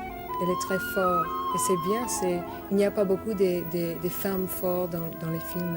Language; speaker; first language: French; non-native, learner; English